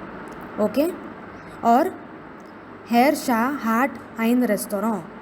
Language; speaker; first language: German; non-native, fluent; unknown